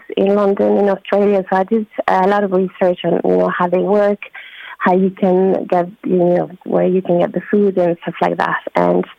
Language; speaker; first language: English; non-native, fluent; French